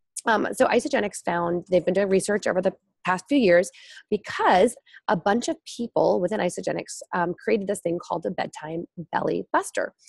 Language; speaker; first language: English; native; English